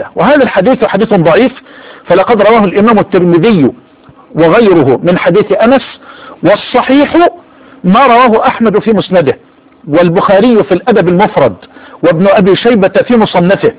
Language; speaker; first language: Arabic; native; Arabic